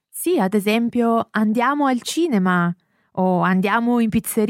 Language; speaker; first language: Italian; non-native, learner; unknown